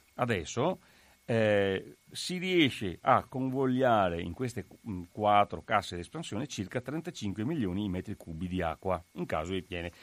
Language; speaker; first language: Italian; native; Italian